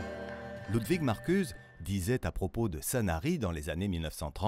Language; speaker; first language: French; native; French